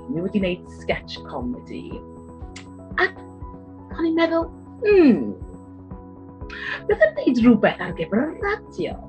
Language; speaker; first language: Welsh; non-native, learner; English